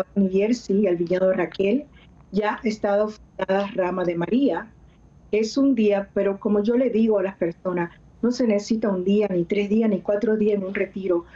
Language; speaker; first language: Spanish; early bilingual, heritage; Spanish